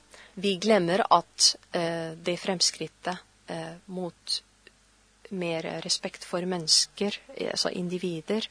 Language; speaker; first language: Norwegian; non-native, fluent; Arabic